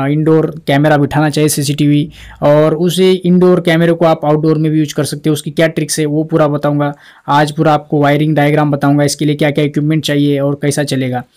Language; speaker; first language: Hindi; non-native, local second language; Marathi